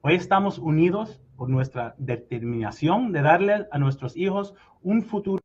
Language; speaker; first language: Spanish; early bilingual, heritage; Spanish